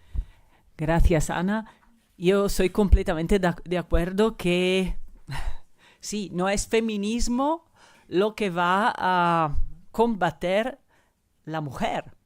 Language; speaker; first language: Spanish; non-native, fluent; Italian